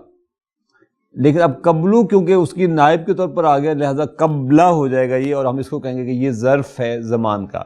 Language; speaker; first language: Urdu; native; Urdu